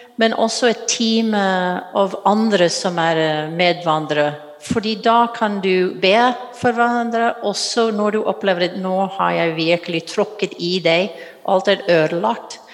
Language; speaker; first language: Norwegian; non-native, fluent; English